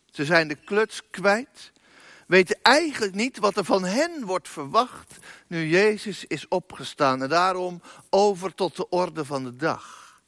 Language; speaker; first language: Dutch; native; Dutch